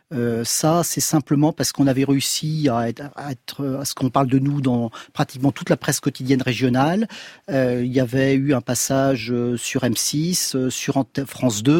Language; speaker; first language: French; native; French